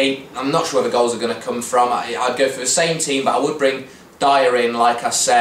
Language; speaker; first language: English; native; English